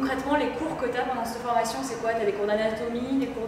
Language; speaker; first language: French; native; French